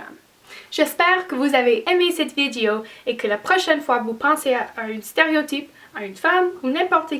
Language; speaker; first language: French; non-native, learner; English